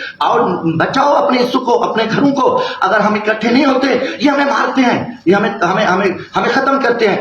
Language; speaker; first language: Urdu; non-native, local second language; Saraiki